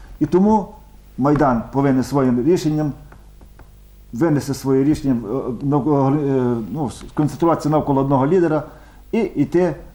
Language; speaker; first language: Ukrainian; native; Ukrainian